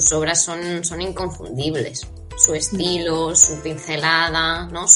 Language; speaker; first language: Spanish; native; Spanish